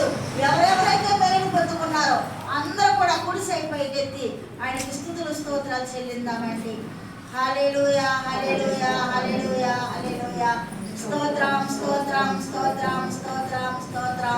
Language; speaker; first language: Telugu; native; Telugu